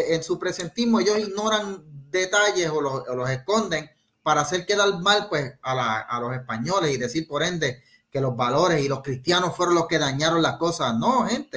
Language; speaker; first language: Spanish; native; Spanish